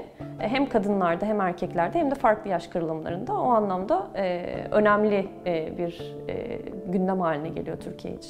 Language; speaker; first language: Turkish; native; Turkish